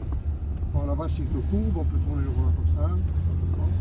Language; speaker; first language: French; native; French